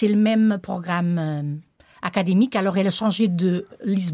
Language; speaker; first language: French; non-native, learner; Portuguese